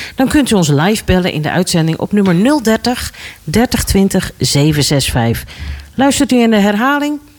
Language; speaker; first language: Dutch; native; Dutch